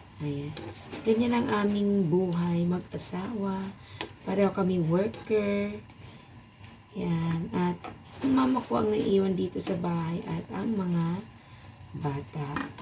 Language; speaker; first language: Filipino; native; Filipino